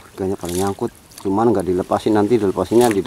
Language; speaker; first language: Indonesian; native; Indonesian